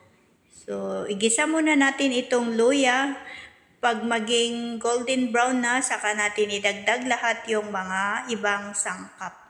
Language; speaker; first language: Filipino; non-native, local second language; Cebuano